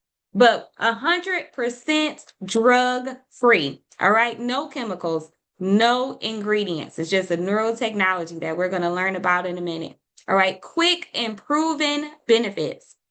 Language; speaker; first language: English; native; English